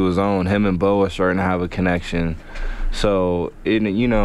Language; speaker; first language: English; native; English